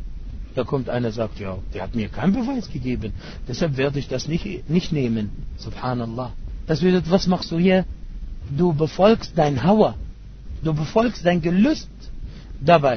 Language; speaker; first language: German; non-native, fluent; Arabic